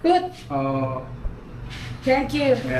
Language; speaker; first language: English; non-native, learner; Thai